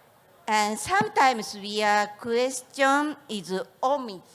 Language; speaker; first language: English; non-native, learner; Japanese